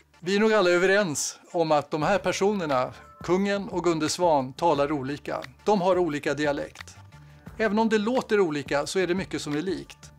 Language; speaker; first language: Swedish; native; Swedish